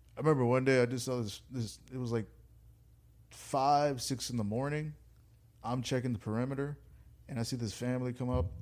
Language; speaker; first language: English; native; English